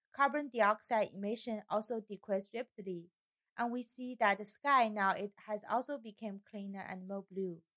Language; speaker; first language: English; non-native, fluent; Chinese